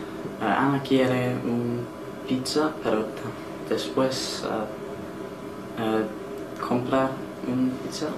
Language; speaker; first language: Spanish; non-native, learner; English